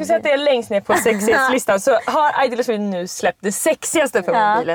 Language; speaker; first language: Swedish; native; Swedish